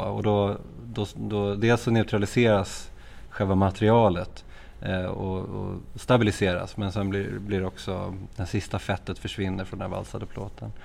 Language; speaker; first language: Swedish; native; Swedish